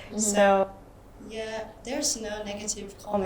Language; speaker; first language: English; non-native, fluent; Japanese